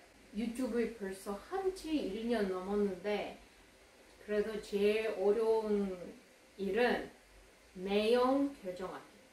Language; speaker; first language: Korean; non-native, learner; Russian